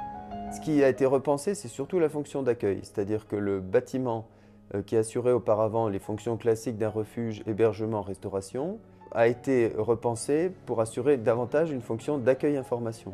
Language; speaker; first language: French; native; French